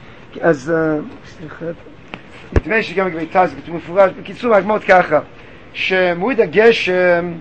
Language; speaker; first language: Hebrew; native; Hebrew